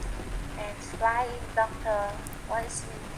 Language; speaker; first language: English; non-native, learner; Vietnamese